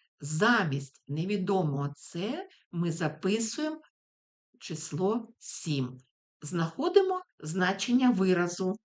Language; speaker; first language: Ukrainian; native; Ukrainian